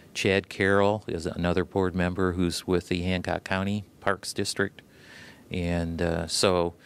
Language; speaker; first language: English; native; English